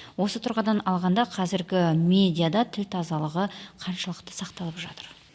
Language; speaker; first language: Kazakh; native; Kazakh